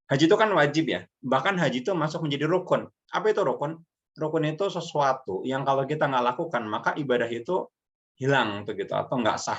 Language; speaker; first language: Indonesian; native; Indonesian